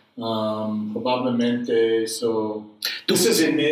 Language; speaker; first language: Spanish; non-native, learner; English